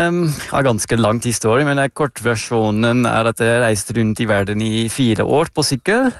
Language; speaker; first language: Norwegian; non-native, fluent; Dutch